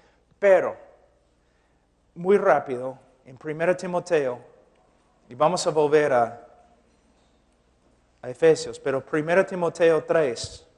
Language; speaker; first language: Spanish; non-native, fluent; English